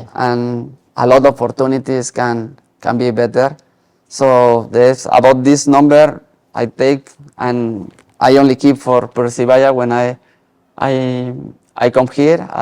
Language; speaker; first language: English; non-native, learner; Spanish